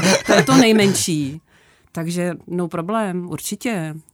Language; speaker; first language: Czech; native; Czech